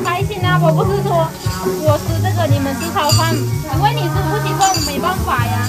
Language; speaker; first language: Chinese; non-native, fluent; Lao